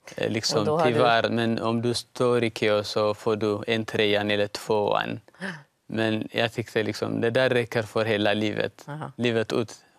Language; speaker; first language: Swedish; non-native, fluent; Tigrinya